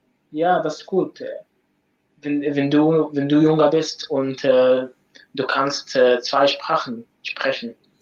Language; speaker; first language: German; non-native, learner; Arabic